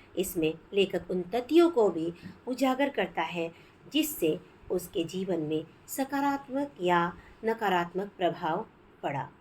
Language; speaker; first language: Hindi; non-native, local second language; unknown